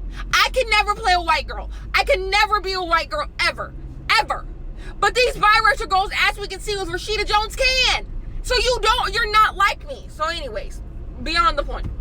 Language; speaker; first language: English; native; English